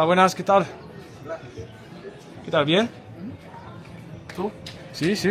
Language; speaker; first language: Spanish; non-native, learner; French